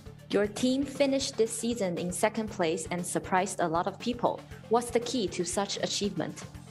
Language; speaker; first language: English; non-native, fluent; Chinese